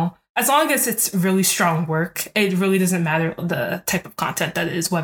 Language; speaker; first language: English; native; English